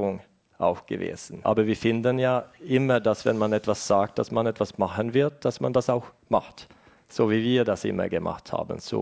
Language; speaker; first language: German; non-native, fluent; Estonian